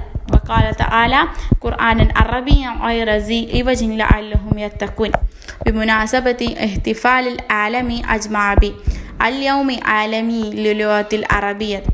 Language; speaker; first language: Arabic; non-native, learner; Malayalam